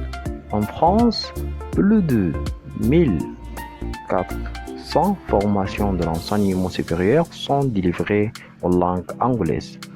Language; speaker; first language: French; non-native, fluent; Arabic